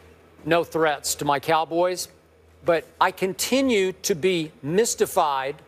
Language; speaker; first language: English; native; English